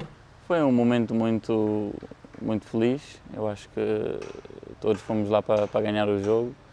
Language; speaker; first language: Portuguese; early bilingual, heritage; English